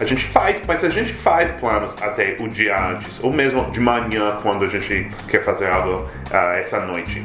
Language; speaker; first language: Portuguese; non-native, fluent; English